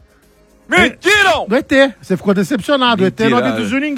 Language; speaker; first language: Portuguese; native; Portuguese